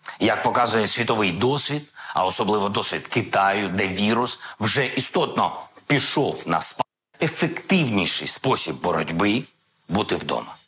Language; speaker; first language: Ukrainian; non-native, local second language; Russian